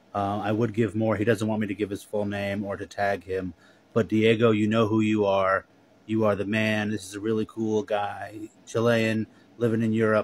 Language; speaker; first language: English; native; English